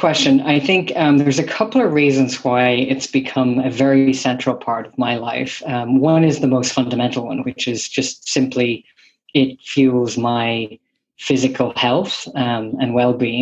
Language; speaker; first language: English; native; English